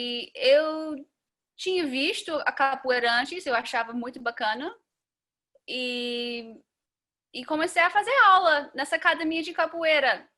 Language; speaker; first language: Portuguese; non-native, fluent; English